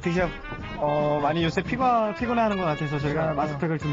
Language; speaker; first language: Korean; native; Korean